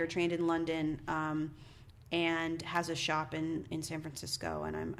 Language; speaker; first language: English; native; English